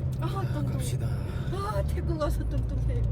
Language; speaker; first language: Korean; non-native, learner; Thai